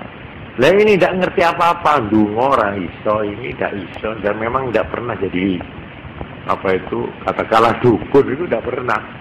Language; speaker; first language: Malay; non-native, local second language; Javanese